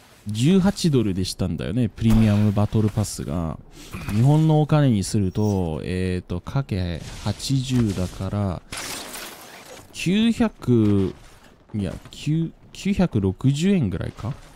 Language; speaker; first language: Japanese; early bilingual, heritage; Japanese